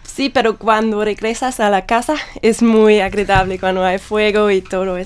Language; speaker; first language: Spanish; non-native, learner; German